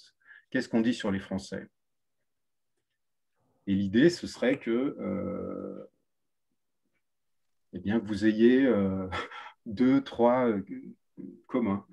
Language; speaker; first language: French; native; French